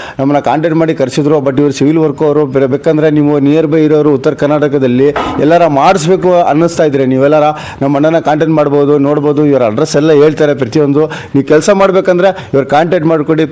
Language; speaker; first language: Kannada; native; Kannada